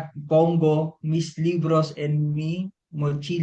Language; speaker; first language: Spanish; non-native, learner; Filipino